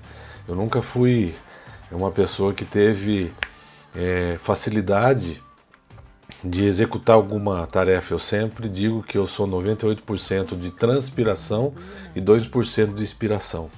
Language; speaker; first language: Portuguese; native; Portuguese